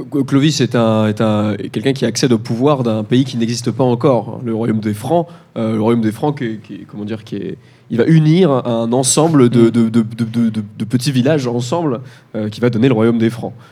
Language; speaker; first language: French; native; French